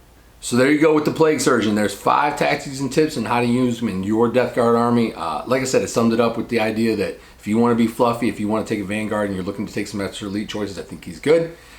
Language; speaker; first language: English; native; English